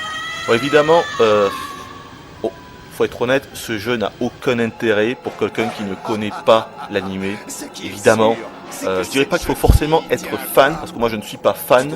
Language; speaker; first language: French; native; French